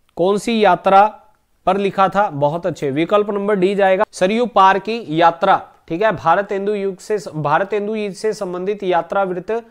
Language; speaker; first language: Hindi; native; Hindi